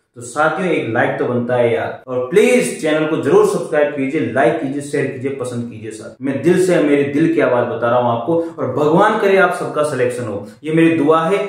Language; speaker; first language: Hindi; native; Hindi